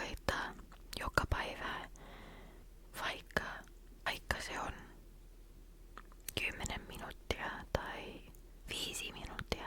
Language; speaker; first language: Finnish; non-native, learner; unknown